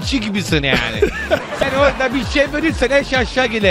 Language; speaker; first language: Turkish; non-native, learner; Italian